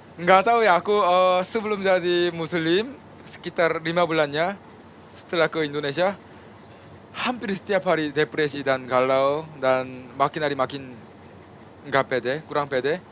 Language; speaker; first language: Malay; non-native, fluent; Korean